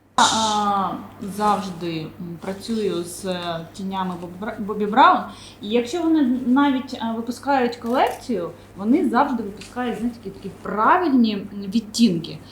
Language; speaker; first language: Ukrainian; non-native, local second language; Russian